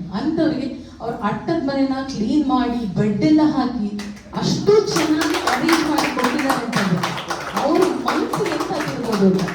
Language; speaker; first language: Kannada; native; Kannada